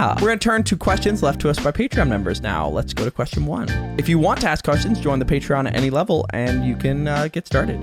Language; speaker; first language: English; native; English